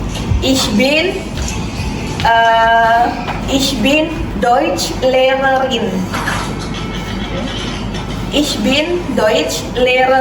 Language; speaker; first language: German; non-native, fluent; Indonesian